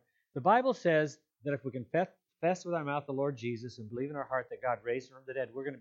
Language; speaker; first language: English; native; English